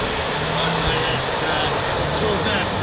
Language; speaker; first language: Polish; non-native, learner; English